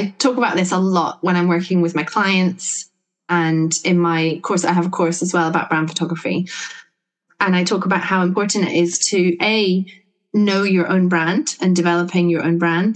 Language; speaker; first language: English; native; English